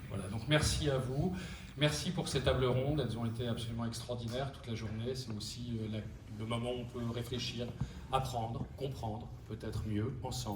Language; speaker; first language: French; native; French